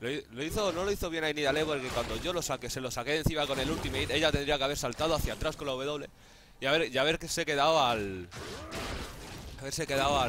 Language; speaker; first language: Spanish; native; Spanish